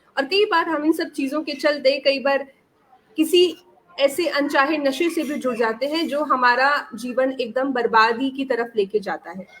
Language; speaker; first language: Hindi; native; Hindi